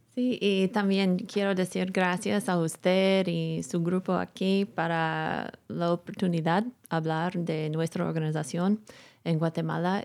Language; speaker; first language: Spanish; non-native, learner; English